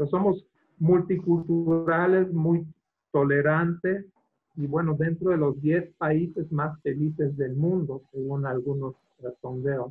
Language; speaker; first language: Spanish; non-native, fluent; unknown